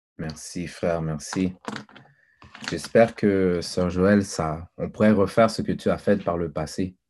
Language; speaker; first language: French; early bilingual, other home language; Haitian Creole